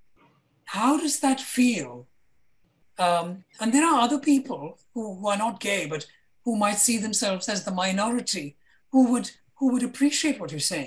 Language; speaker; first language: English; non-native, local second language; Malayalam